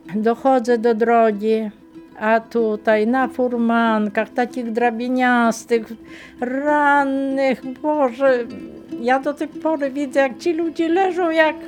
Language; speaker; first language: Polish; native; Polish